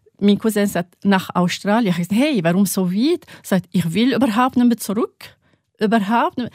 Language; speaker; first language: German; non-native, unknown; Arabic